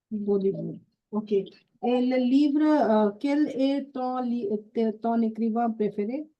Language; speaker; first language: French; non-native, fluent; Hindi